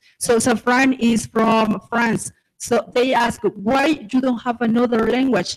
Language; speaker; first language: English; non-native, fluent; Spanish